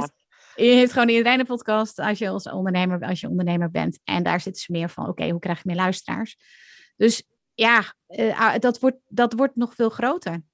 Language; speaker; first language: Dutch; native; Dutch